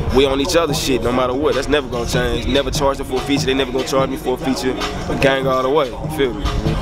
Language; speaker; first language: English; native; English